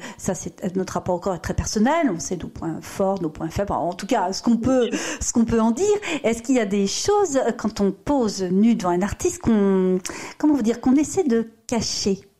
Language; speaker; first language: French; native; French